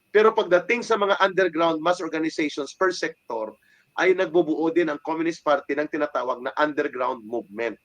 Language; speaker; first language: Filipino; non-native, local second language; Hiligaynon